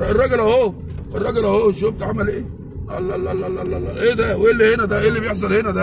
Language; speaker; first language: Arabic; native; Arabic